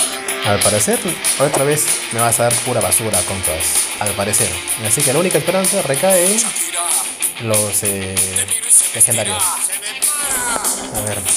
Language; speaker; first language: Spanish; native; Spanish